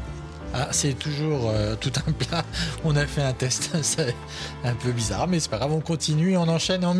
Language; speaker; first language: French; native; French